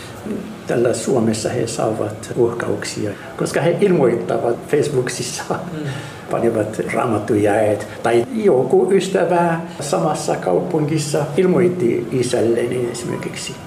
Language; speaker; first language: Finnish; non-native, fluent; Arabic